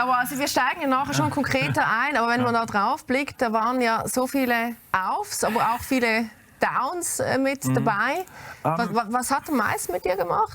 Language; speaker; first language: German; native; German